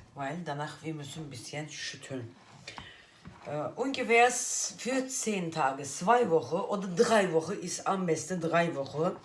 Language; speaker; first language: German; non-native, learner; Turkish